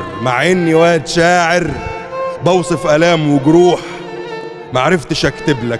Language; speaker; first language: Arabic; native; Arabic